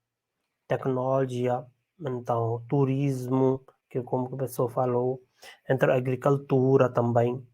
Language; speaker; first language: Portuguese; non-native, learner; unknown